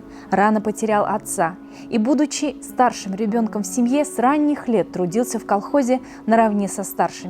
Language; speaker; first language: Russian; native; Russian